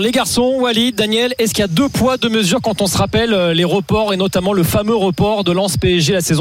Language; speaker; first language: French; native; French